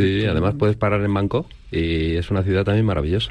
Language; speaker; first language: Spanish; native; Spanish